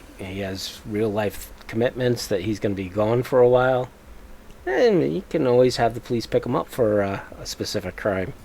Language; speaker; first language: English; native; English